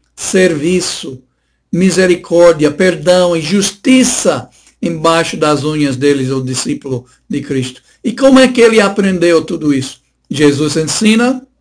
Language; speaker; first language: Portuguese; non-native, fluent; English